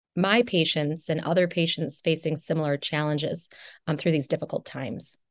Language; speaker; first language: English; native; English